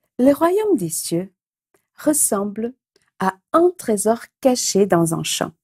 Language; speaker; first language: French; non-native, fluent; Portuguese